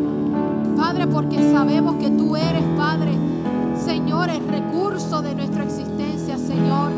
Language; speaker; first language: Spanish; native; Spanish